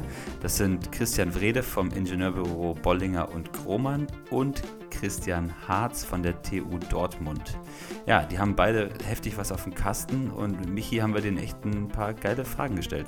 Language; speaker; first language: German; native; German